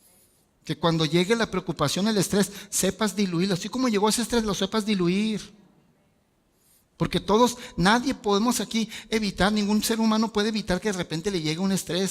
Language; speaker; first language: Spanish; native; Spanish